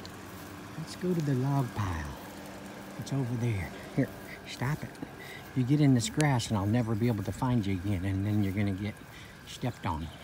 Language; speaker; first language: English; native; English